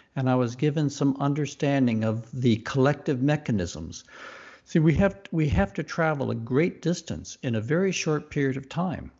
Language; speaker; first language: English; native; English